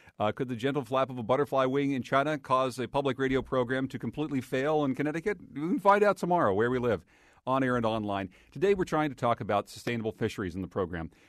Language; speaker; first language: English; native; English